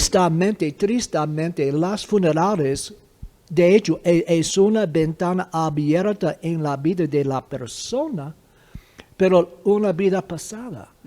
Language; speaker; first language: Spanish; non-native, fluent; English